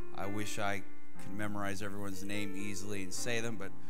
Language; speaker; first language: English; native; English